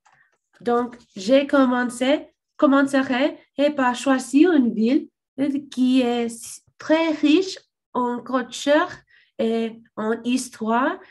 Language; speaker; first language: French; non-native, learner; English